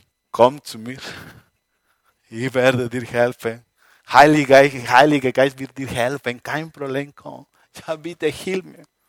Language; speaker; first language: German; non-native, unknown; Spanish